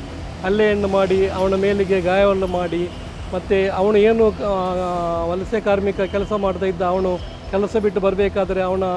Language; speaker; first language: Kannada; native; Kannada